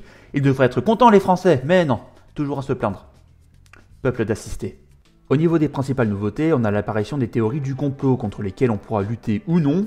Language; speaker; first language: French; native; French